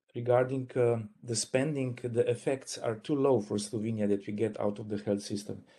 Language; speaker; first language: English; non-native, fluent; Slovenian